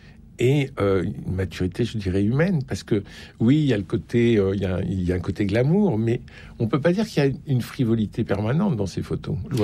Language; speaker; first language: French; native; French